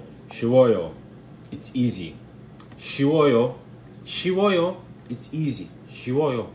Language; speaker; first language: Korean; non-native, learner; English